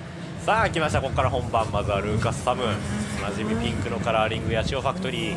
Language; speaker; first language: Japanese; native; Japanese